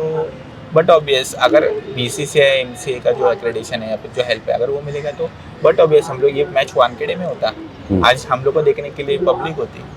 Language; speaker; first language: Hindi; non-native, local second language; Marathi